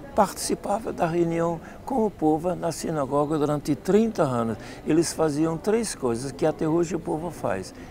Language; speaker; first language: Portuguese; non-native, fluent; Dutch